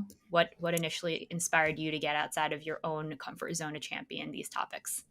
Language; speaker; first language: English; native; English